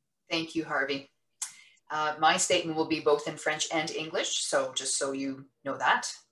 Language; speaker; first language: English; non-native, local second language; French